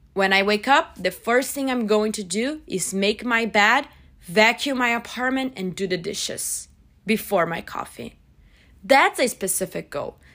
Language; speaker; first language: English; non-native, fluent; Portuguese